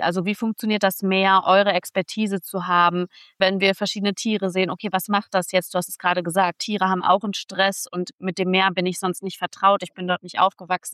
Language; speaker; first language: German; native; German